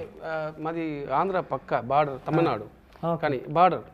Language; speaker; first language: Telugu; non-native, learner; Tamil